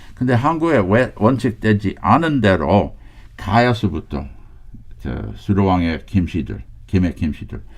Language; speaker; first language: Korean; non-native, fluent; English